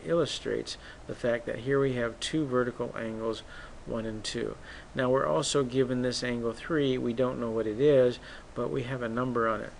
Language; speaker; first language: English; native; English